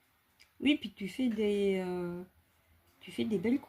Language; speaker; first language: French; native; French